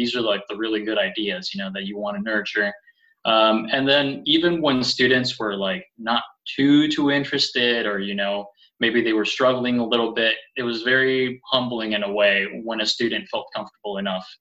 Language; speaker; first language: English; early bilingual, other home language; Spanish